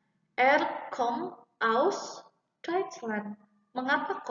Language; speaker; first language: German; non-native, learner; Indonesian